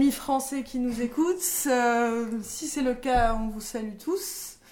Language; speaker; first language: Spanish; non-native, fluent; Czech